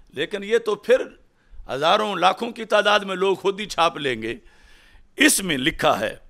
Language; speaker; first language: Urdu; non-native, local second language; Punjabi